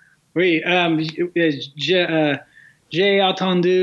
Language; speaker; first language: French; non-native, learner; English